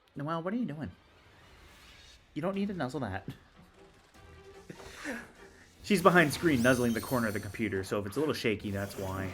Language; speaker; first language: English; native; English